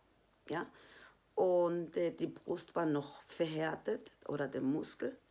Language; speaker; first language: German; non-native, fluent; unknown